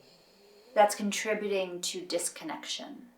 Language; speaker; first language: English; native; English